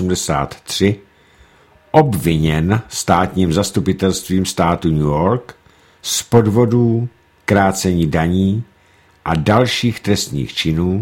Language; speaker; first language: Czech; native; Czech